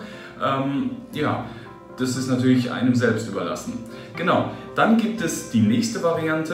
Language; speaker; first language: German; early bilingual, other home language; Russian